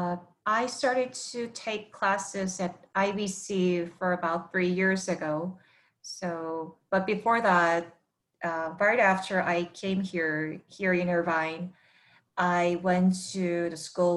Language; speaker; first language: English; non-native, fluent; Korean